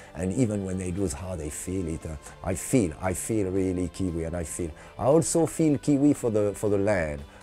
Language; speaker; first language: English; non-native, fluent; French